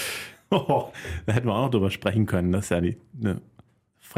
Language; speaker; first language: German; native; German